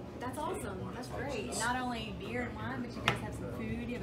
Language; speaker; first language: English; native; English